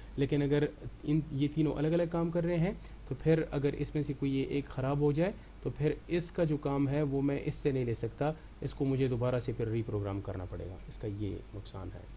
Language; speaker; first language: Urdu; non-native, local second language; Pashto